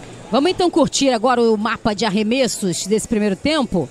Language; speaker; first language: Portuguese; native; Portuguese